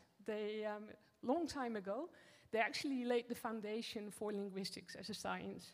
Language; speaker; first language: English; non-native, fluent; Dutch